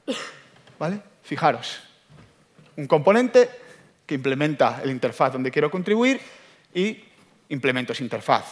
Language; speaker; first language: Spanish; native; Spanish